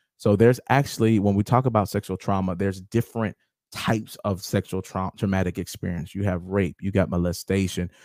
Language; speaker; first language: English; native; English